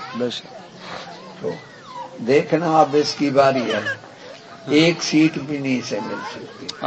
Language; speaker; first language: Urdu; non-native, local second language; Punjabi